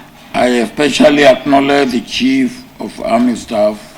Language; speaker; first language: English; non-native, local second language; Yoruba